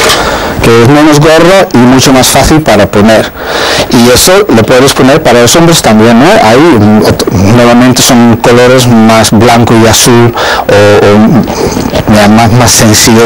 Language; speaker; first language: Spanish; non-native, fluent; Dutch